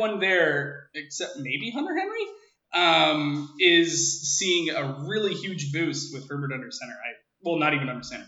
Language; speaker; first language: English; native; English